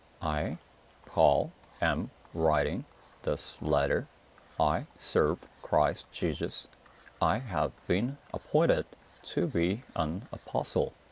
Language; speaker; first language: English; non-native, fluent; Korean